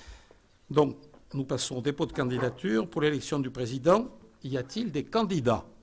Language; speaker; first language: French; native; French